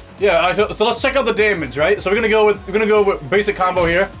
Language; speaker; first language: English; native; English